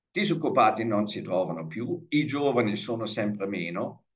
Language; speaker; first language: Italian; non-native, fluent; German